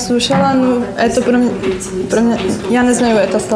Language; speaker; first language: Russian; non-native, learner; Czech